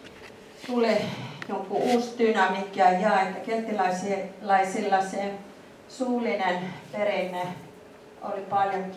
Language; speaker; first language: Finnish; non-native, fluent; Icelandic